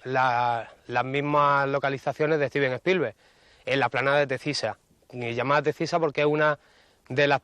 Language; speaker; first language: Spanish; native; Spanish